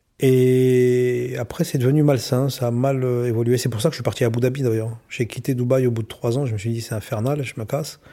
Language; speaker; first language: French; native; French